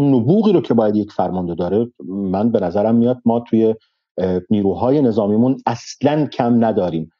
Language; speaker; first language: Persian; non-native, local second language; Arabic